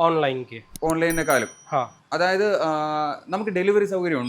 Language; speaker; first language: Malayalam; native; Malayalam